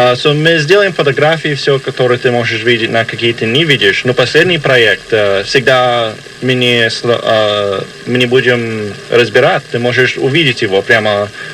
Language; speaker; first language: Russian; early bilingual, heritage; Russian